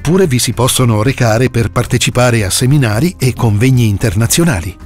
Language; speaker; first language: Italian; native; Italian